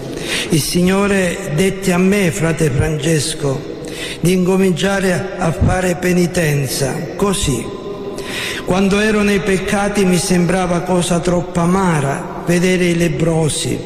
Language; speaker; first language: Italian; native; Italian